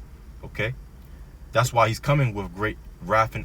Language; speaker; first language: English; native; English